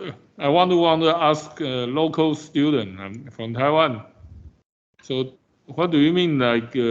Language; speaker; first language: English; non-native, fluent; Chinese